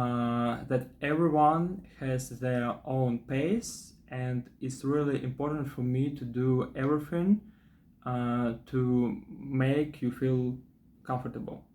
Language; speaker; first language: English; non-native, fluent; Russian